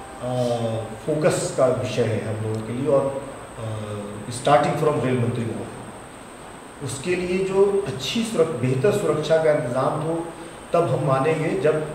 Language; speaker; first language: Hindi; native; Hindi